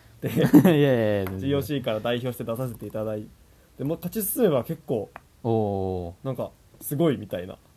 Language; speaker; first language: Japanese; native; Japanese